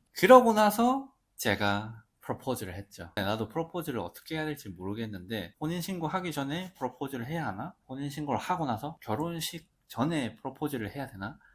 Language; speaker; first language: Korean; native; Korean